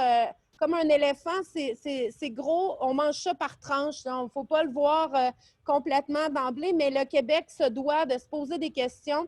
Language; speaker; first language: French; native; French